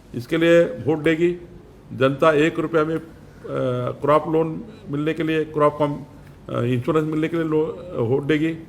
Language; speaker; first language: Hindi; non-native, local second language; Marathi